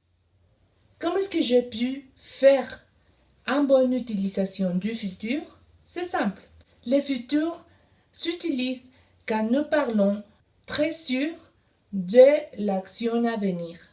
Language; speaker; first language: French; non-native, learner; Spanish